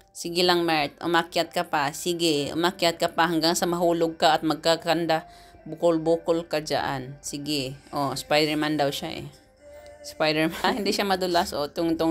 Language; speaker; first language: Filipino; native; Filipino